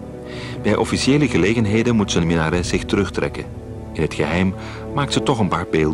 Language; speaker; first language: Dutch; native; Dutch